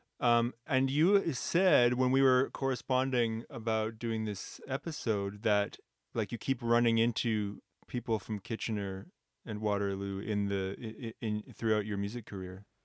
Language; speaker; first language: English; native; English